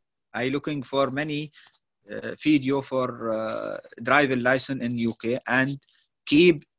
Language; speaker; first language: English; non-native, learner; Arabic